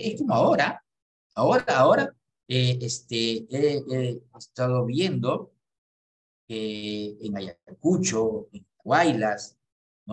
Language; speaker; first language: Spanish; native; Spanish